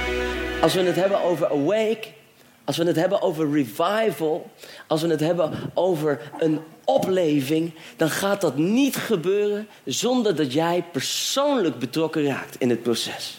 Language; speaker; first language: Dutch; native; Dutch